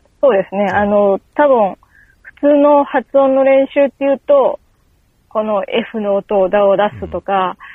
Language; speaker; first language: Japanese; native; Japanese